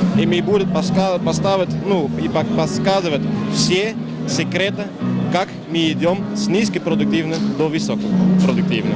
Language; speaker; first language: Russian; non-native, learner; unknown